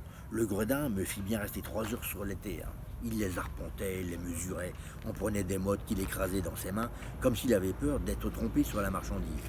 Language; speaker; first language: French; native; French